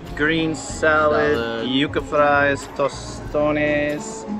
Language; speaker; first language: English; native; English